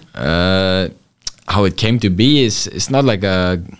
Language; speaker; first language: English; non-native, fluent; Icelandic